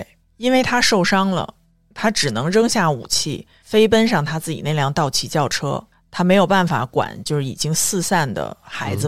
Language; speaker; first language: Chinese; native; Chinese